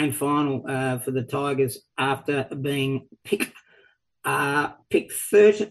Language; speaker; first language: English; native; English